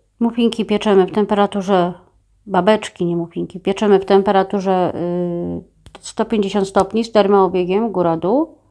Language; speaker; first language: Polish; native; Polish